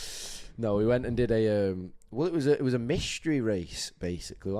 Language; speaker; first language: English; native; English